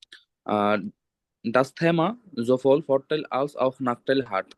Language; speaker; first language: German; non-native, learner; Bangla